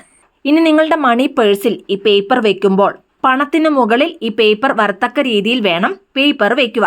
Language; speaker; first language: Malayalam; native; Malayalam